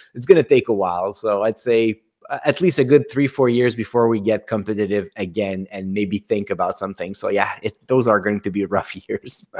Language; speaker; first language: English; non-native, fluent; French